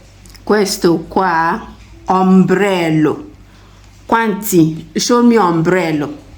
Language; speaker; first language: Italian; non-native, fluent; English